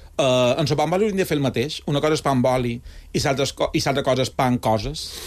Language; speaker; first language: Catalan; native; Catalan